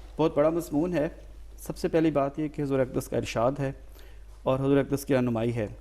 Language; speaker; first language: Urdu; native; Urdu